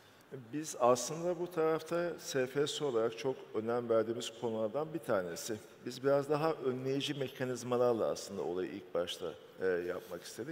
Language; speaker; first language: Turkish; native; Turkish